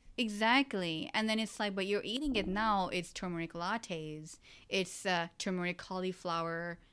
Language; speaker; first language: English; early bilingual, other home language; Urdu